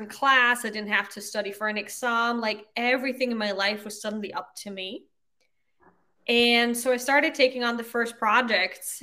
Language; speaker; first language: English; non-native, fluent; German